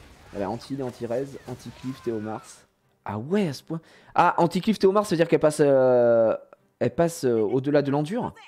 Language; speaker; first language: French; native; French